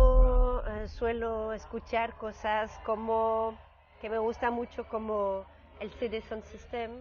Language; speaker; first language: Spanish; early bilingual, heritage; French